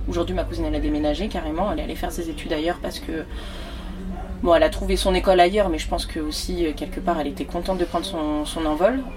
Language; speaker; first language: French; native; French